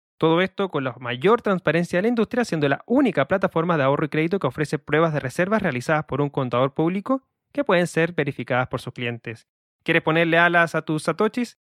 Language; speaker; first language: Spanish; native; Spanish